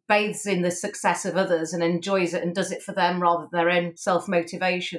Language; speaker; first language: English; native; English